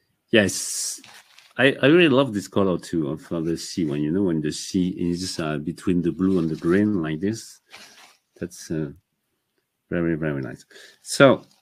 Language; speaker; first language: English; non-native, fluent; French